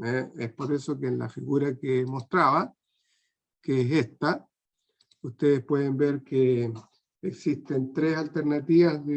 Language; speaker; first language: Spanish; non-native, fluent; Portuguese